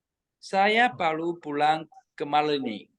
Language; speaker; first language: Indonesian; non-native, learner; Chinese